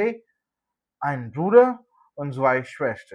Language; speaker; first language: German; non-native, fluent; Malayalam